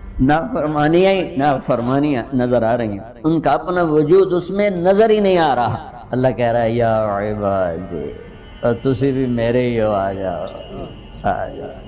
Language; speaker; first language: Urdu; non-native, local second language; Punjabi